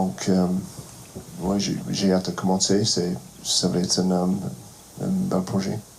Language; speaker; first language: French; non-native, fluent; English